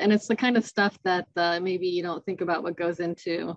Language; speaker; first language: English; native; English